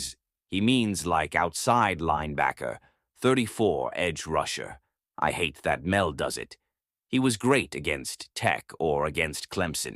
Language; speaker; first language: English; native; English